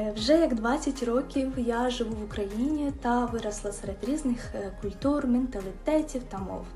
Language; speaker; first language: Ukrainian; non-native, fluent; Azerbaijani